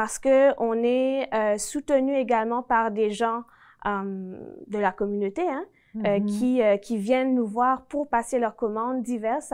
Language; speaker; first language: French; native; French